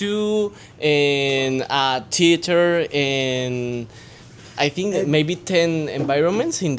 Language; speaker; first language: English; non-native, fluent; Spanish